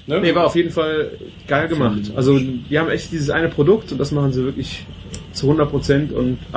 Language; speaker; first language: German; native; German